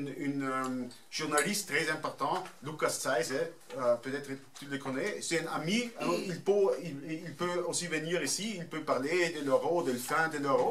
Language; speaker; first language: French; non-native, fluent; German